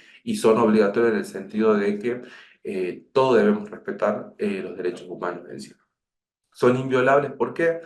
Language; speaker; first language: Spanish; native; Spanish